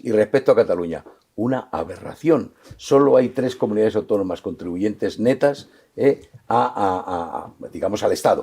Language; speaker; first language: Spanish; native; Spanish